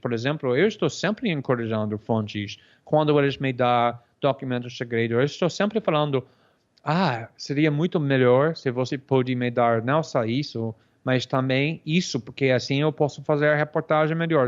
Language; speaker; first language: Portuguese; non-native, fluent; English